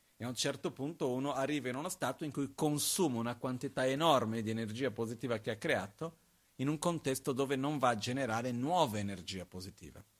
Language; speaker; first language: Italian; non-native, fluent; Portuguese